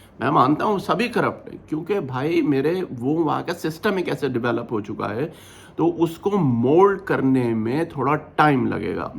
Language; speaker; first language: Urdu; native; Urdu